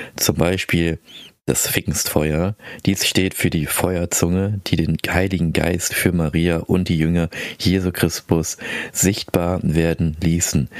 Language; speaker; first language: German; early bilingual, other home language; Filipino